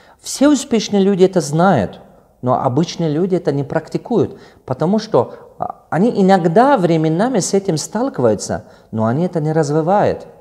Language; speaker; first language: Russian; non-native, local second language; Tajik